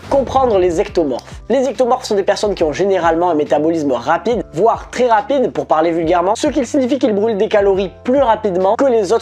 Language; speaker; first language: French; native; French